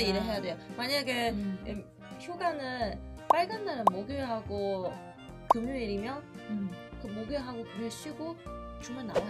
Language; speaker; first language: Korean; non-native, fluent; Chinese